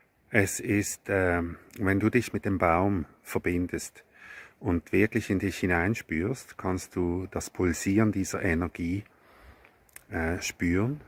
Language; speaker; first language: German; native; German